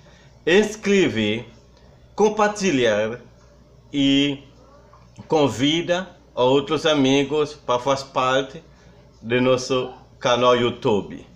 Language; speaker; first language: Portuguese; non-native, fluent; Haitian Creole